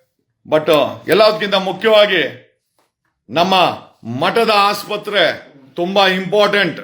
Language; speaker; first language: Kannada; native; Kannada